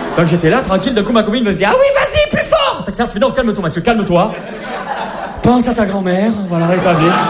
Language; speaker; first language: French; native; French